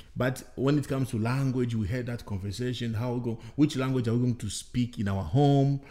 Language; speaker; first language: English; non-native, fluent; Bembe